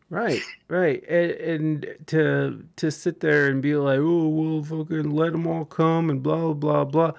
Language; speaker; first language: English; early bilingual, other home language; Spanish